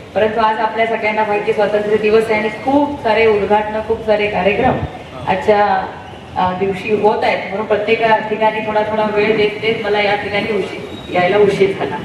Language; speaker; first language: Marathi; native; Marathi